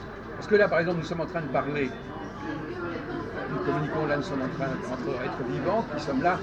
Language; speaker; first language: French; native; French